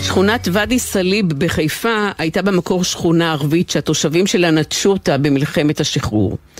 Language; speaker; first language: Hebrew; native; Hebrew